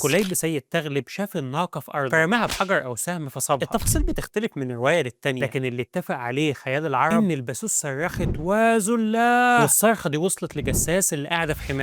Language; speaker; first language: Arabic; native; Arabic